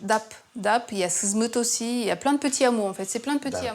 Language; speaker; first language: French; early bilingual, other home language; Turkish